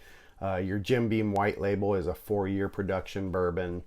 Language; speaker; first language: English; native; English